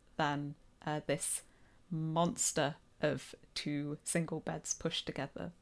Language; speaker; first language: English; native; English